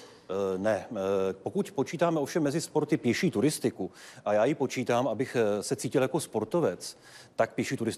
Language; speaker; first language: Czech; native; Czech